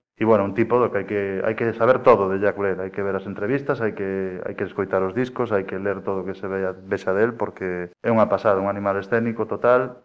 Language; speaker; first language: Galician; native; Galician